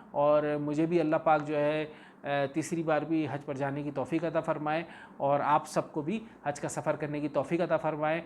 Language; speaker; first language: Urdu; native; Urdu